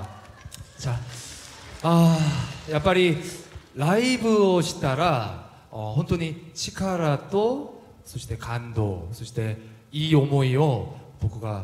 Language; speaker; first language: Japanese; non-native, learner; Korean